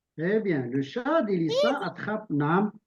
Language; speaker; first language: French; non-native, local second language; Arabic